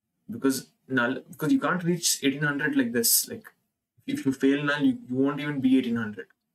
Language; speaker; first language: English; non-native, local second language; Hindi